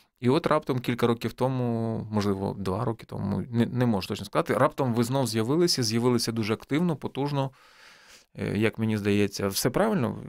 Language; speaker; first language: Ukrainian; native; Ukrainian